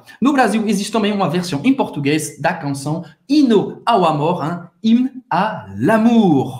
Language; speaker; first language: Portuguese; non-native, fluent; French